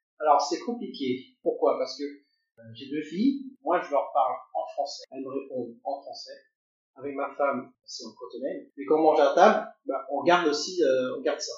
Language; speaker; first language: French; early bilingual, other home language; Cantonese